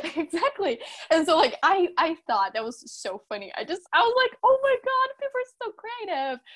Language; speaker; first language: English; non-native, fluent; Portuguese